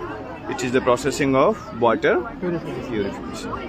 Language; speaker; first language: English; non-native, local second language; Hindi